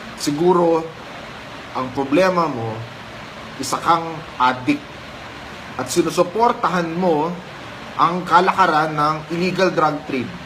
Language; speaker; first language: Filipino; native; Filipino